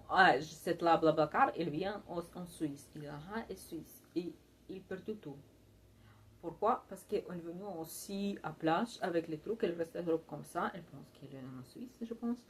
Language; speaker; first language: French; non-native, learner; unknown